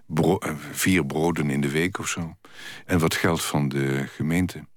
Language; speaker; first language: Dutch; native; Dutch